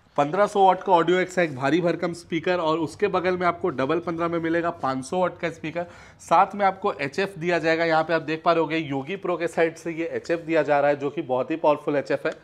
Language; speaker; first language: Hindi; native; Hindi